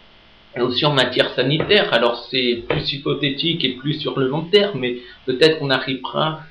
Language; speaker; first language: French; native; French